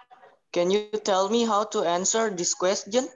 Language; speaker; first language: English; non-native, learner; Indonesian